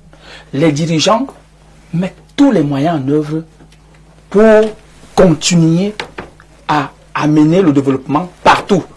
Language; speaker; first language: French; native; French